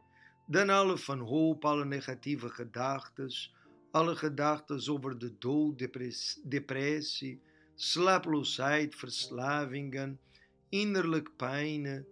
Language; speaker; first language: Dutch; non-native, fluent; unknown